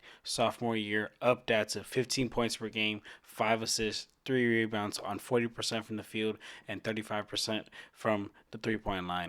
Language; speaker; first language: English; native; English